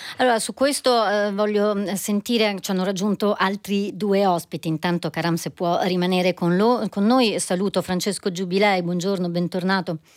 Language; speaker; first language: Italian; native; Italian